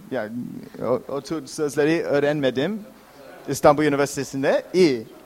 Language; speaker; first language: Turkish; non-native, fluent; English